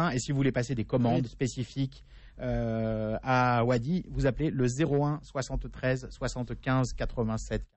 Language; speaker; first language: French; native; French